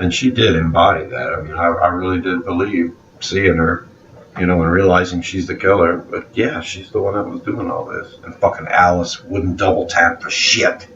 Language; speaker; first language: English; native; English